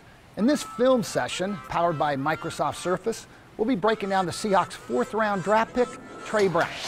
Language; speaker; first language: English; native; English